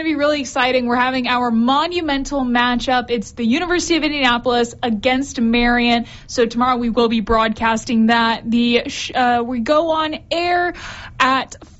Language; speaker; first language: English; native; English